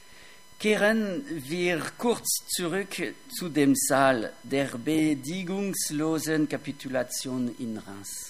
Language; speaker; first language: German; non-native, fluent; French